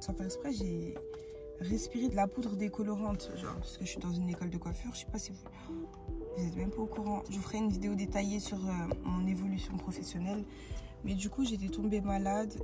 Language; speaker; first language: French; native; French